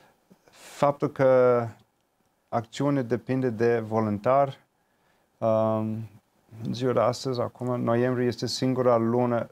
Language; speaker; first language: Romanian; non-native, fluent; English